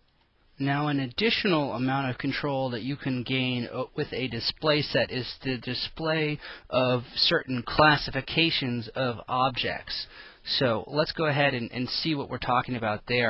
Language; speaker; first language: English; native; English